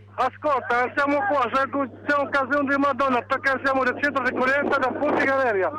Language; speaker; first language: Italian; non-native, learner; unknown